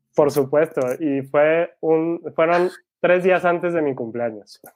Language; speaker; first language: Spanish; native; Spanish